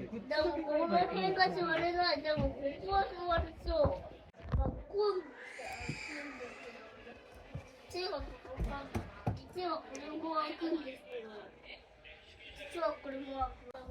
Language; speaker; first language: Japanese; native; Japanese